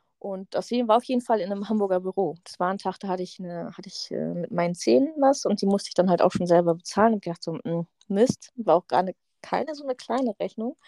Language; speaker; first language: German; native; German